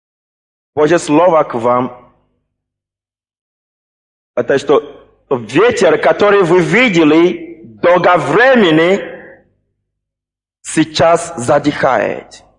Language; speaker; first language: Russian; non-native, fluent; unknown